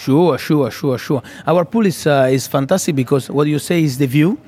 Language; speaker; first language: English; non-native, fluent; Italian